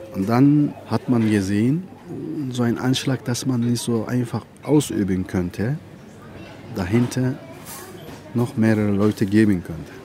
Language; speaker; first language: German; non-native, fluent; Turkish